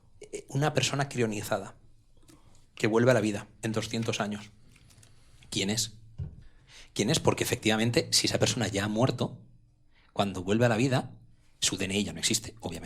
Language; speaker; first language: Spanish; native; Spanish